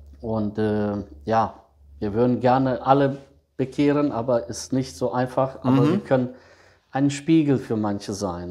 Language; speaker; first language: German; early bilingual, other home language; Serbian